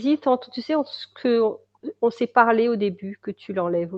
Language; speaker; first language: French; native; French